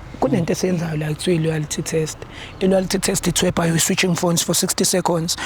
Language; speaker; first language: Zulu; native; Zulu